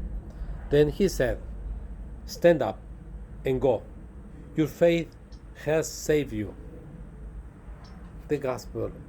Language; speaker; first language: English; non-native, fluent; Spanish